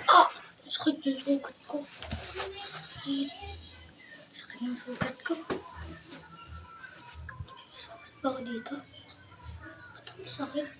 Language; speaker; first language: Filipino; native; Filipino